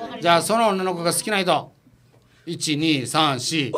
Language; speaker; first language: Japanese; native; Japanese